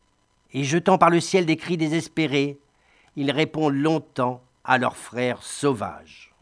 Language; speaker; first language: French; native; French